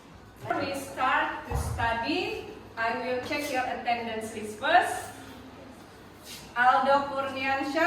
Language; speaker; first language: English; non-native, fluent; Indonesian